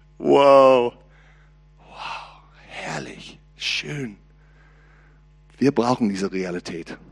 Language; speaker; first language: German; non-native, learner; English